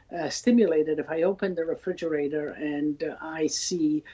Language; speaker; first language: English; non-native, fluent; Italian